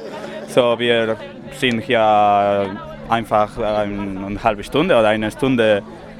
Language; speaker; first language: German; non-native, learner; Spanish